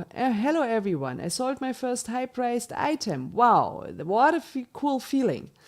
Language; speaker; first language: English; non-native, fluent; German